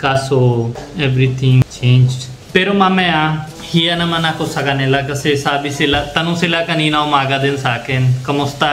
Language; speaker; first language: Filipino; non-native, learner; Punjabi